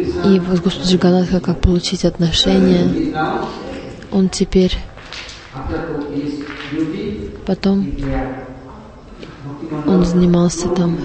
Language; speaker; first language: Russian; non-native, learner; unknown